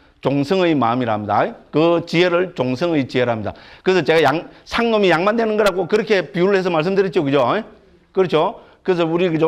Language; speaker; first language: Korean; native; Korean